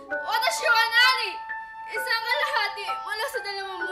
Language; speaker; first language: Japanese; non-native, learner; Filipino